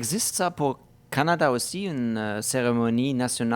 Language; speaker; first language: French; non-native, fluent; German